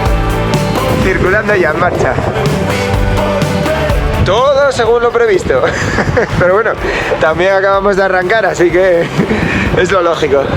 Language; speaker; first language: Spanish; native; Spanish